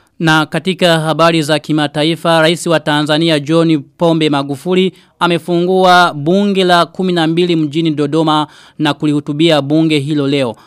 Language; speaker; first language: Swahili; non-native, local second language; Rundi